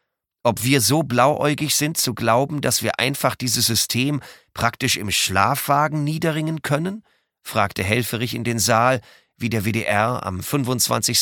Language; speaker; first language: German; native; German